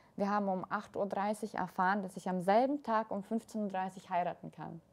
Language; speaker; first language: German; early bilingual, other home language; Russian